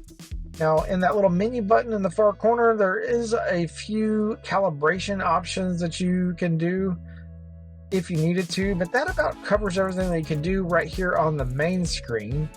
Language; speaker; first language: English; native; English